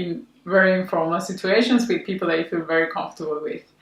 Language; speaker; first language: English; non-native, fluent; Spanish